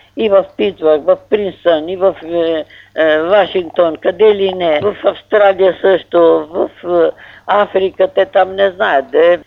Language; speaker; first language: Bulgarian; native; Bulgarian